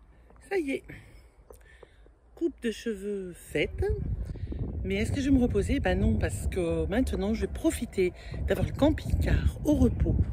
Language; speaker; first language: French; native; French